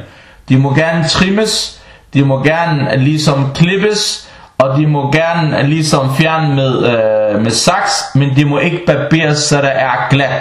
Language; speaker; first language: Danish; non-native, fluent; Arabic